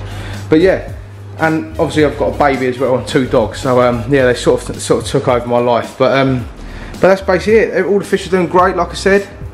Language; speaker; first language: English; native; English